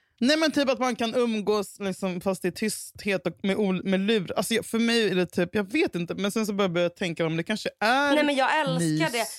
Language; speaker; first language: Swedish; native; Swedish